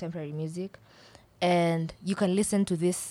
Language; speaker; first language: English; non-native, local second language; Swahili